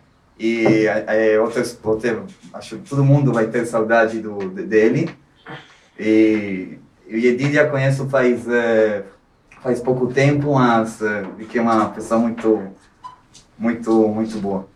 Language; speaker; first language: Portuguese; non-native, fluent; Spanish